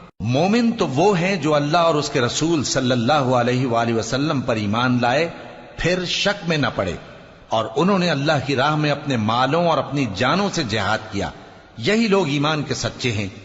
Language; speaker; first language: Urdu; native; Urdu